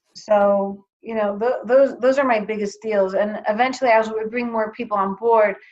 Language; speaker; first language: English; early bilingual, other home language; Greek